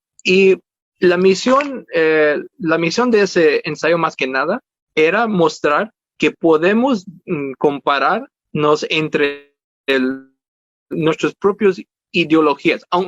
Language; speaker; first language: Spanish; early bilingual, heritage; Spanish